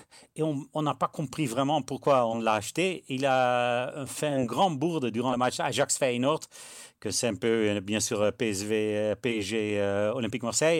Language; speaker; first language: French; non-native, fluent; Dutch